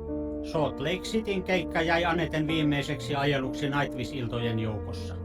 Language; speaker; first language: Finnish; native; Finnish